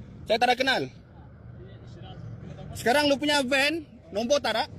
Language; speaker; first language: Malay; non-native, local second language; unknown